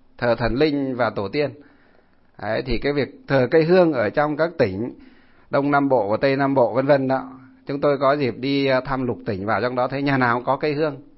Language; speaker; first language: Vietnamese; non-native, local second language; Muong